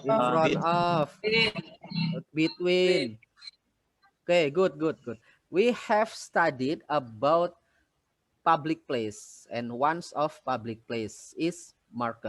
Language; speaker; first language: English; non-native, fluent; Indonesian